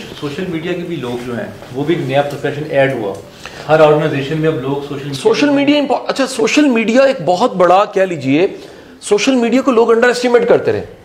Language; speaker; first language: Urdu; non-native, local second language; Punjabi